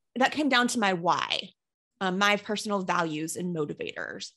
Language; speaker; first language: English; native; English